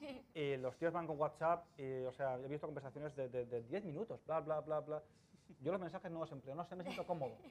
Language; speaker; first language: Spanish; native; Spanish